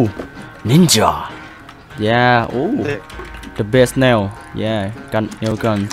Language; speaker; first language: English; non-native, learner; Thai